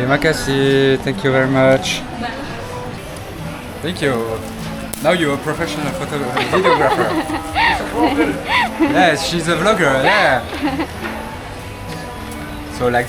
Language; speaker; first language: English; non-native, learner; French